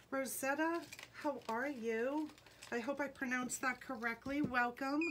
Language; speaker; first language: English; native; English